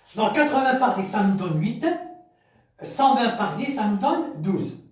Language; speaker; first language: French; non-native, local second language; Arabic